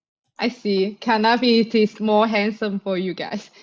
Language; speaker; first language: English; non-native, fluent; Chinese